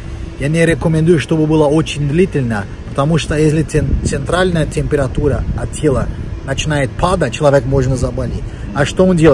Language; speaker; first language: Russian; non-native, fluent; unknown